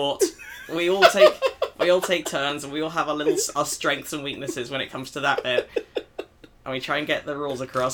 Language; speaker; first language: English; native; English